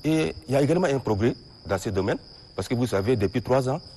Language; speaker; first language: French; non-native, local second language; Arabic